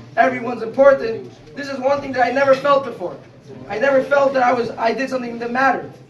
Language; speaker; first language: English; native; English